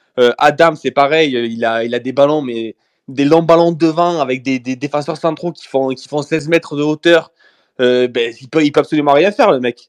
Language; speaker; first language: French; native; French